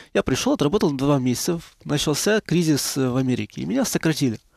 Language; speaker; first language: Russian; native; Russian